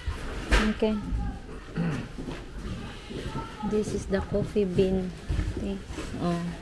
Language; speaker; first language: English; non-native, learner; Filipino